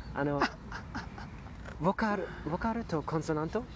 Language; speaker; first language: Japanese; non-native, learner; German